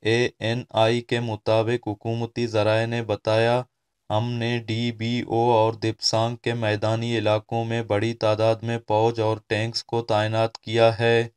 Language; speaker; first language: Urdu; non-native, local second language; Baluchi